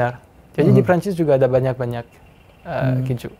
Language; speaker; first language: Indonesian; non-native, fluent; French